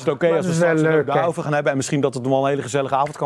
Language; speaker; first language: Dutch; native; Dutch